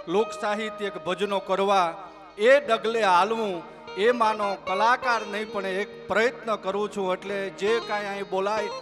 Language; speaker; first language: Gujarati; native; Gujarati